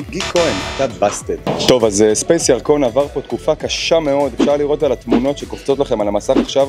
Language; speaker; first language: Hebrew; native; Hebrew